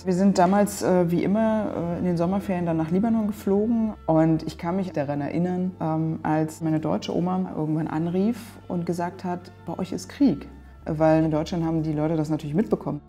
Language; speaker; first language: German; native; German